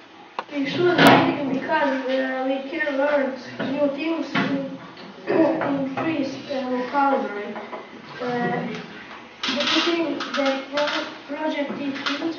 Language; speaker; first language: English; non-native, learner; Croatian